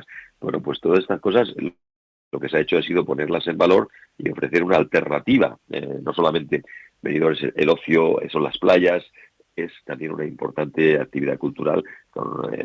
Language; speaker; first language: Spanish; native; Spanish